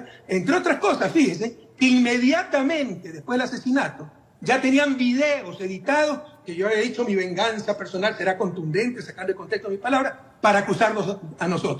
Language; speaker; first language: Spanish; native; Spanish